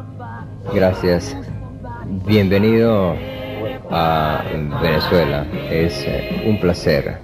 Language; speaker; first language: Spanish; native; Spanish